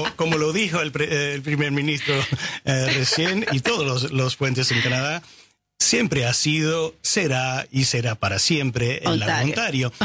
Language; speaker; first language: Spanish; non-native, fluent; English